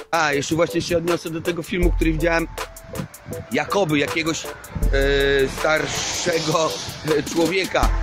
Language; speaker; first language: Polish; native; Polish